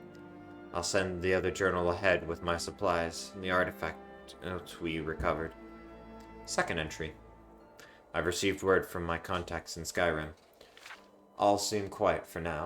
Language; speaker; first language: English; native; English